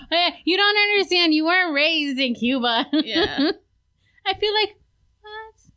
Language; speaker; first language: English; early bilingual, other home language; Spanish